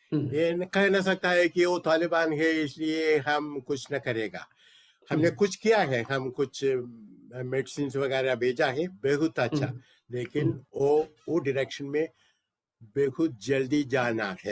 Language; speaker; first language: Hindi; non-native, local second language; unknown